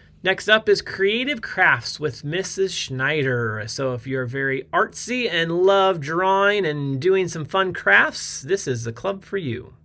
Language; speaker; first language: English; native; English